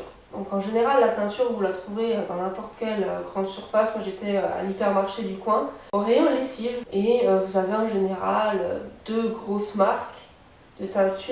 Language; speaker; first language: French; native; French